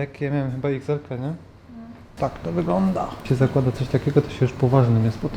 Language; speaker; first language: Polish; native; Polish